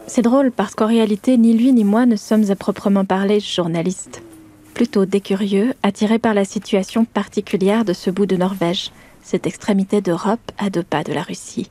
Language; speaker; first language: French; native; French